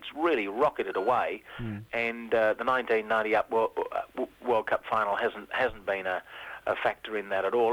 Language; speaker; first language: English; native; English